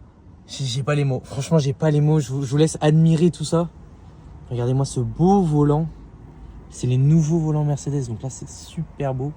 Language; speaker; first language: French; native; French